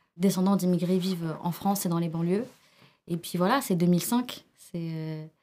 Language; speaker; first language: French; early bilingual, other home language; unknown